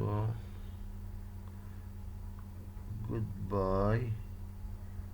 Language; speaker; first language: English; non-native, fluent; Arabic